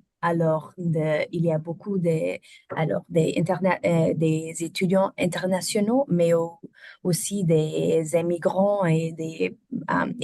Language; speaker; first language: French; non-native, learner; German